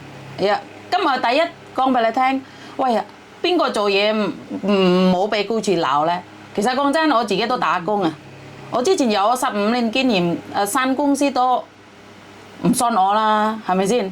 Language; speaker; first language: Cantonese; non-native, fluent; Indonesian